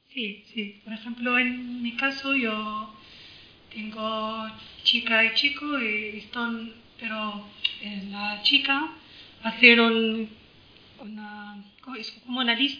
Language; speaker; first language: Spanish; non-native, learner; Arabic